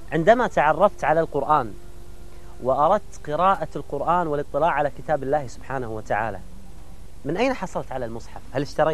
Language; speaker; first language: Arabic; non-native, learner; Italian